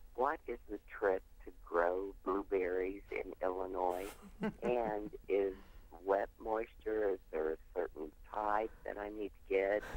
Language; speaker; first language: English; native; English